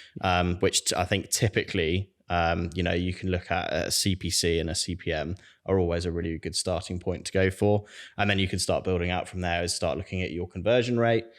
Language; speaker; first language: English; native; English